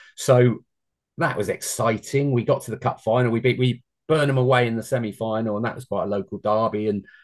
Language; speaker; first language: English; native; English